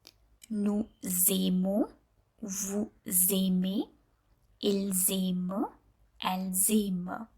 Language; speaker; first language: French; non-native, fluent; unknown